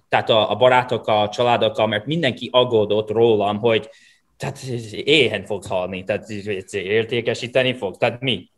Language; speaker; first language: Hungarian; non-native, fluent; English